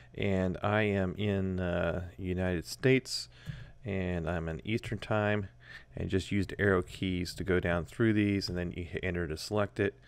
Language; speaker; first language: English; native; English